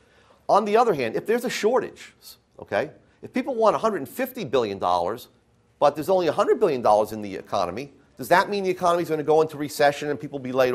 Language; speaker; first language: English; native; English